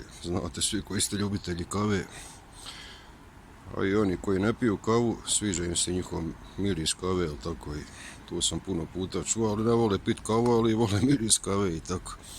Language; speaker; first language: Bosnian; native; Bosnian